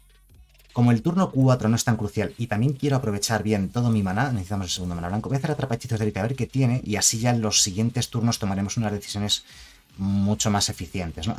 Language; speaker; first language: Spanish; native; Spanish